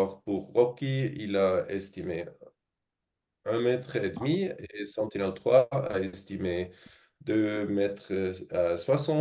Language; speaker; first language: French; non-native, fluent; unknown